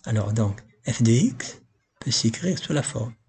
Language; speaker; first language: French; non-native, local second language; Arabic